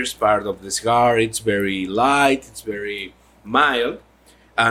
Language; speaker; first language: English; non-native, learner; Spanish